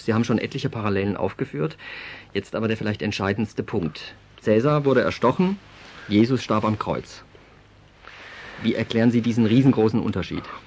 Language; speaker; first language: German; native; German